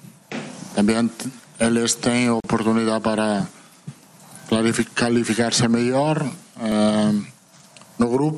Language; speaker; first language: Portuguese; non-native, fluent; Italian